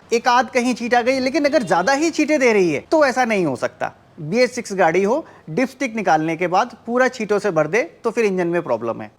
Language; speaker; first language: Hindi; native; Hindi